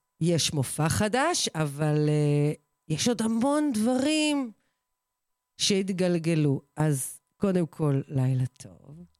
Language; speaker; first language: Hebrew; early bilingual, other home language; Russian